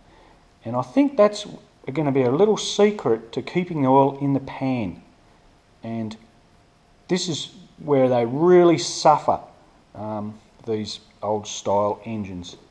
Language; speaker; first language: English; native; English